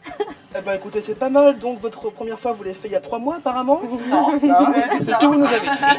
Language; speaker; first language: French; native; French